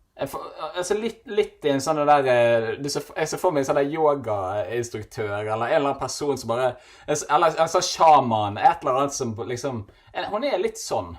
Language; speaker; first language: Norwegian; native; Norwegian